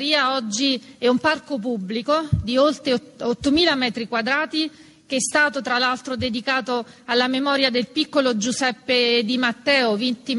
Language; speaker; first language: Italian; native; Italian